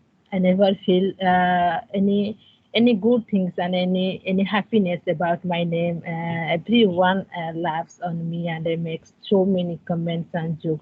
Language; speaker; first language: English; non-native, learner; Odia